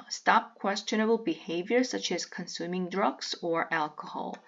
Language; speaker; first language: English; non-native, fluent; Korean